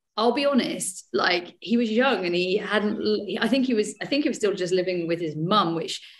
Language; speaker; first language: English; native; English